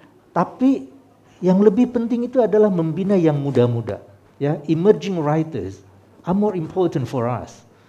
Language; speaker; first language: Indonesian; non-native, local second language; Sundanese